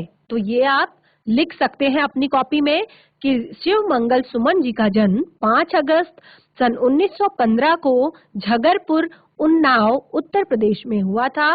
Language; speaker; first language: Hindi; native; Hindi